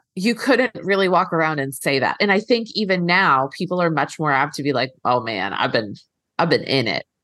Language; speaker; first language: English; native; English